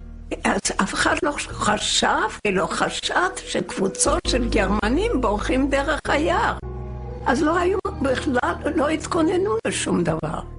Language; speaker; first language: Hebrew; non-native, fluent; Yiddish